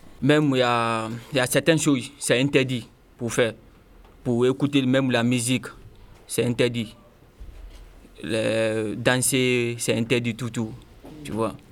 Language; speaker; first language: French; non-native, learner; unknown